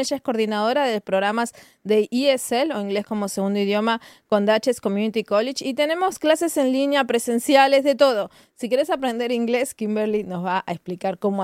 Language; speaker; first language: Spanish; native; Spanish